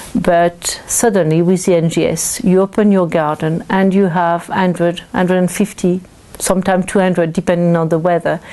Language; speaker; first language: English; non-native, fluent; French